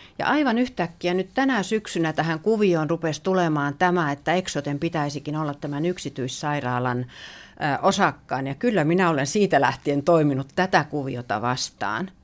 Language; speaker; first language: Finnish; native; Finnish